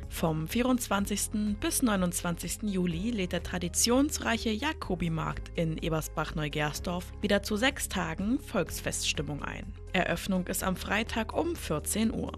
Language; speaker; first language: German; native; German